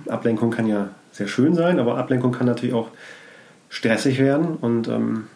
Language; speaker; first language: German; native; German